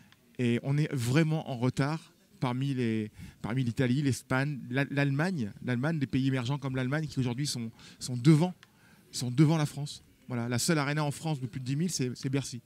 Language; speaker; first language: French; native; French